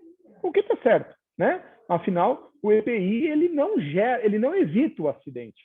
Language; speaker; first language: Portuguese; native; Portuguese